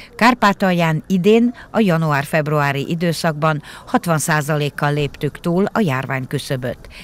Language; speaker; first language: Hungarian; native; Hungarian